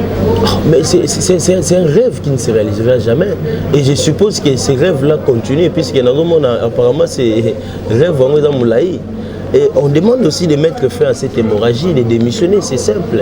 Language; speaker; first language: French; non-native, local second language; Lingala